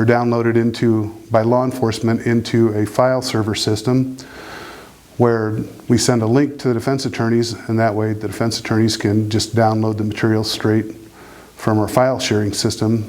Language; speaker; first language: English; native; English